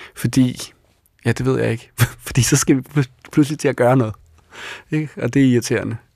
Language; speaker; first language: Danish; native; Danish